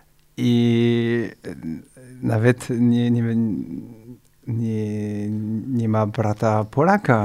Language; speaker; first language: Polish; non-native, fluent; French